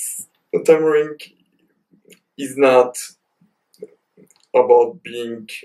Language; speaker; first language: English; non-native, fluent; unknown